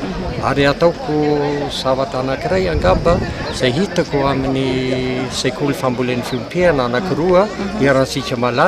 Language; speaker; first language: Malagasy; non-native, fluent; Norwegian